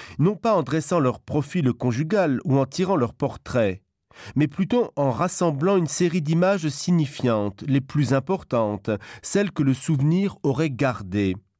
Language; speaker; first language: French; non-native, local second language; Luxembourgish